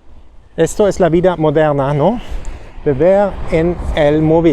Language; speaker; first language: Spanish; non-native, learner; German